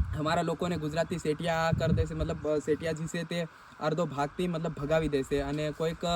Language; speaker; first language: Gujarati; non-native, local second language; Bhili